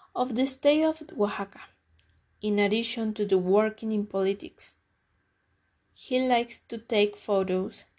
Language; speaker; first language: English; non-native, learner; Spanish